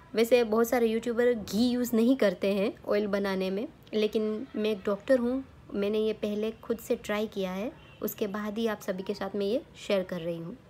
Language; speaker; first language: Hindi; non-native, local second language; Gujarati